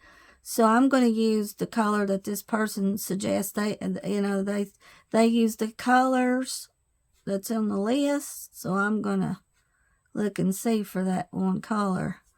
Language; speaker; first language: English; native; English